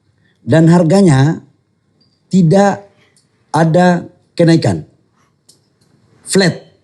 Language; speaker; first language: Indonesian; native; Indonesian